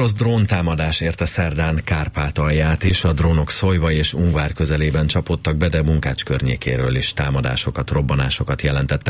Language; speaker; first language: Hungarian; native; Hungarian